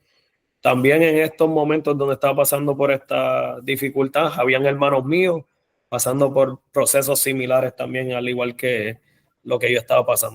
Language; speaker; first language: Spanish; native; Spanish